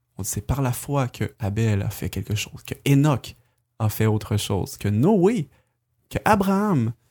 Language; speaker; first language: French; native; French